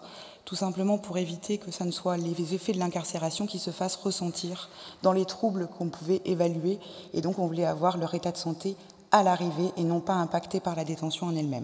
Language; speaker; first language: French; native; French